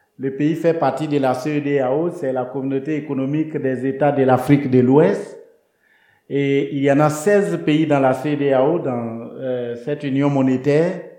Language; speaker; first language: French; non-native, local second language; Baoulé